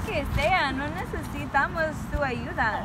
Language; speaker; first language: Spanish; non-native, learner; English